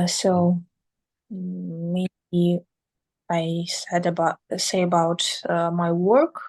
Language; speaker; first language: English; non-native, learner; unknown